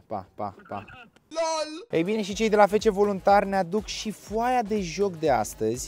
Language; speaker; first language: Romanian; native; Romanian